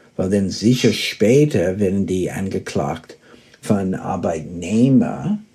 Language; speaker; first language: German; early bilingual, heritage; German